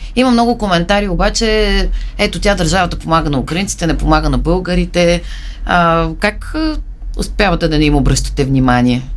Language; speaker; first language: Bulgarian; native; Bulgarian